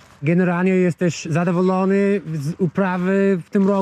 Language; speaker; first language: Polish; non-native, fluent; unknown